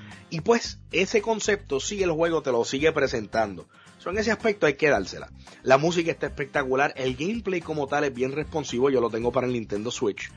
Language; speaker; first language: Spanish; native; Spanish